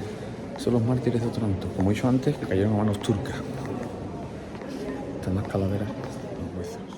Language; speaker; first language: Spanish; native; Spanish